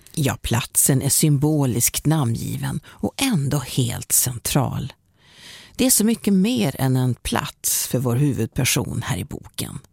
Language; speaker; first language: Swedish; native; Swedish